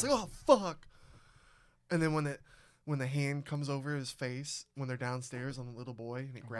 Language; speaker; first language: English; native; English